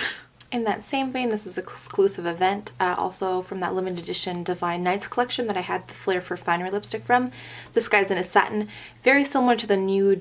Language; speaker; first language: English; native; English